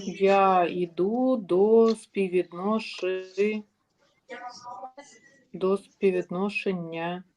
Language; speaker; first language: Ukrainian; non-native, learner; Russian